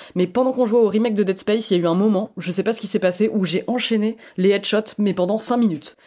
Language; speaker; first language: French; native; French